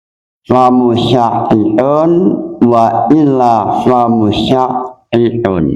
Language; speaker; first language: Arabic; non-native, fluent; Indonesian